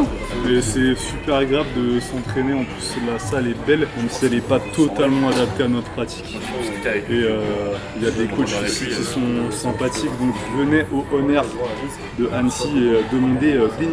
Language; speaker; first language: French; native; French